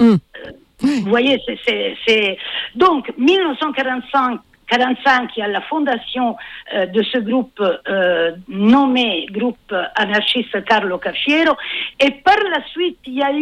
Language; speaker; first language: French; non-native, fluent; Italian